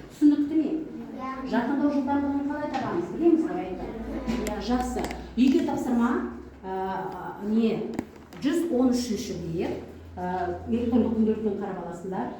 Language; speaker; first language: Kazakh; native; Kazakh